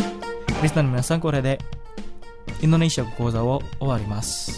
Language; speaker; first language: Japanese; non-native, fluent; Indonesian